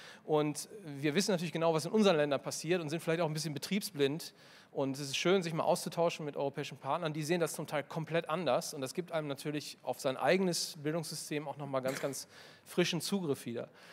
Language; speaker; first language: German; native; German